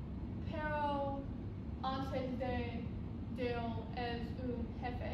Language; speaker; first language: Spanish; non-native, learner; English